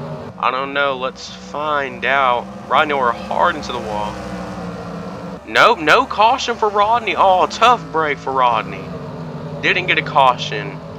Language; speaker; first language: English; native; English